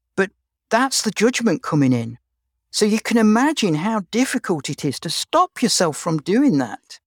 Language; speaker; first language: English; native; English